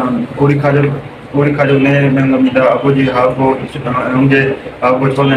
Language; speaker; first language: Korean; non-native, learner; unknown